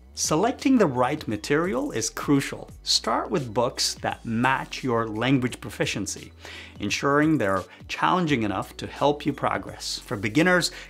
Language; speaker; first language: English; non-native, fluent; Chinese